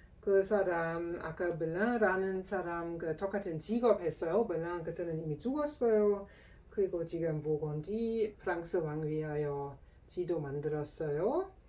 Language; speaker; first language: Korean; non-native, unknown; German